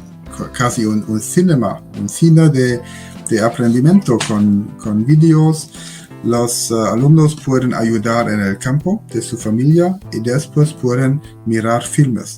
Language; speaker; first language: Spanish; non-native, learner; German